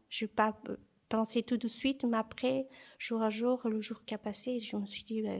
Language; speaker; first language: French; non-native, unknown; Portuguese